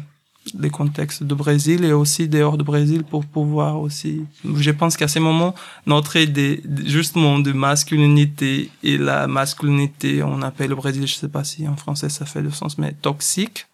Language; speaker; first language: French; non-native, fluent; Portuguese